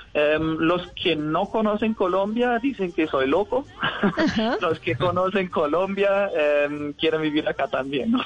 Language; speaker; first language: Spanish; non-native, fluent; German